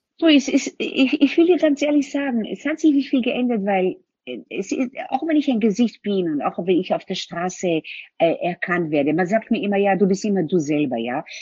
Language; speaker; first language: German; non-native, fluent; Hebrew